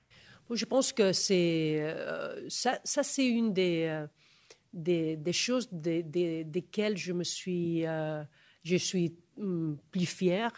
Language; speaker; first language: French; non-native, fluent; Catalan